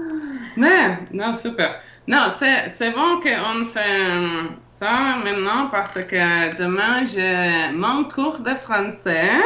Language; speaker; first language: French; non-native, learner; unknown